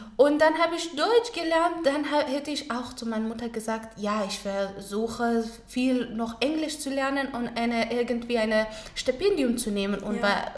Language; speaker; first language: German; non-native, fluent; Pashto